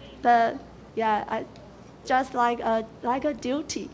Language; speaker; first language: English; non-native, local second language; Chinese